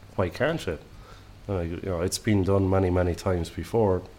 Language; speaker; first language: English; native; English